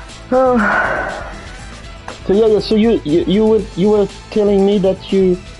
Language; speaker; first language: English; non-native, fluent; French